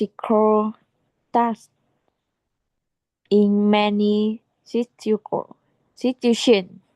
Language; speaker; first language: English; non-native, learner; Vietnamese